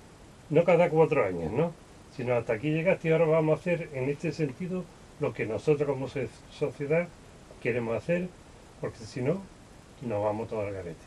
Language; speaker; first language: Spanish; native; Spanish